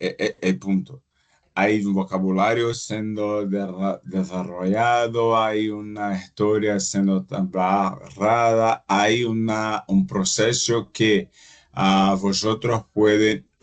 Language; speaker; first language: Spanish; non-native, fluent; Portuguese